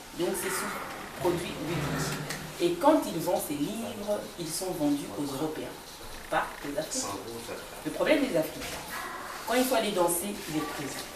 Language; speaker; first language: French; early bilingual, other home language; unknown